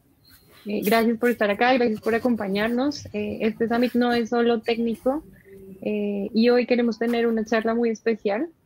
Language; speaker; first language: Spanish; native; Spanish